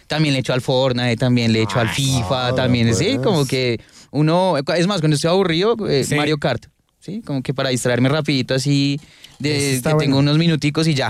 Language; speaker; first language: Spanish; native; Spanish